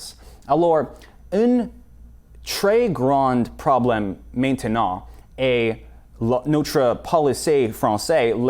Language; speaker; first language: French; non-native, local second language; English